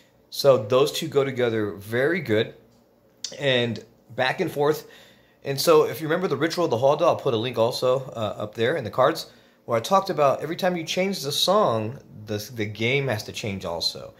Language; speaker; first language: English; native; English